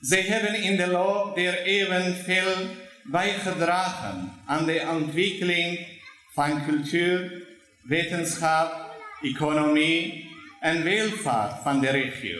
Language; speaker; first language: Dutch; non-native, fluent; Turoyo